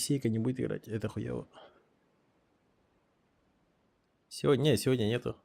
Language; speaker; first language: Russian; non-native, local second language; Yakut